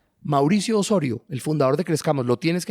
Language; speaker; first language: Spanish; native; Spanish